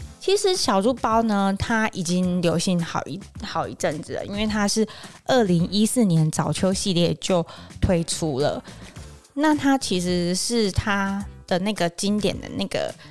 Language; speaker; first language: Chinese; native; Chinese